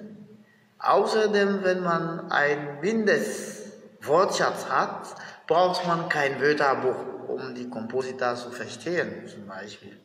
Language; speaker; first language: German; non-native, fluent; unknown